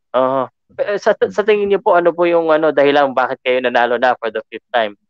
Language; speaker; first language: Filipino; native; Filipino